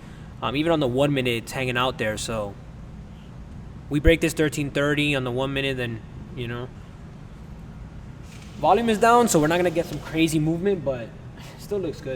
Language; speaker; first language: English; native; English